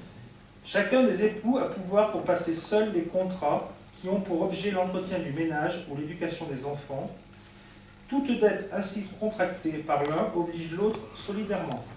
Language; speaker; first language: French; native; French